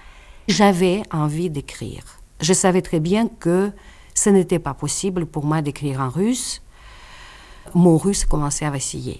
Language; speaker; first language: French; non-native, fluent; Russian